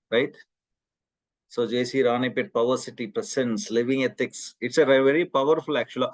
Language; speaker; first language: English; non-native, local second language; Tamil